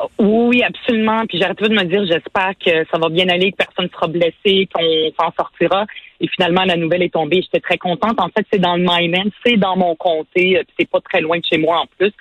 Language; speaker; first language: French; early bilingual, other home language; Arabic